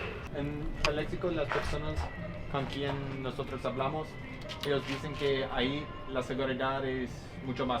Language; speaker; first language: Spanish; non-native, learner; English